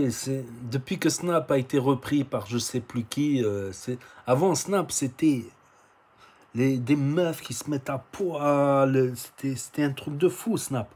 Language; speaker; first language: French; native; French